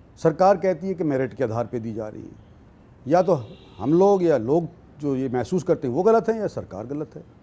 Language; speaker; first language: Hindi; native; Hindi